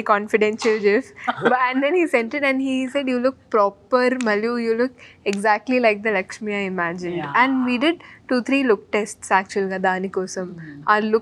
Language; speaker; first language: Telugu; non-native, fluent; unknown